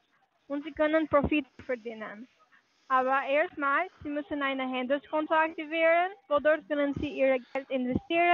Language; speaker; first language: German; non-native, learner; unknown